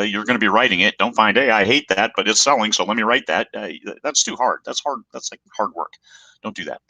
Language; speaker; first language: English; native; English